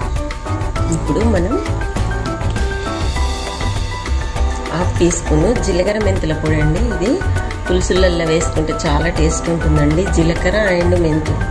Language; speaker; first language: Telugu; native; Telugu